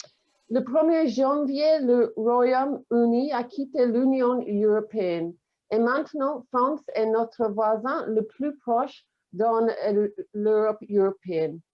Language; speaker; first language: French; non-native, fluent; English